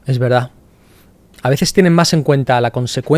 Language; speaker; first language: Spanish; native; Spanish